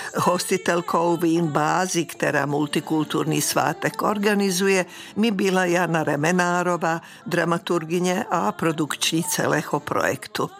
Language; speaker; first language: Czech; non-native, fluent; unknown